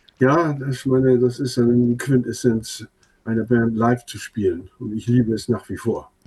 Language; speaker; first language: German; non-native, local second language; Low German